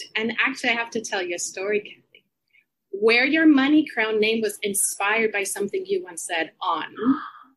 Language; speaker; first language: English; non-native, fluent; Spanish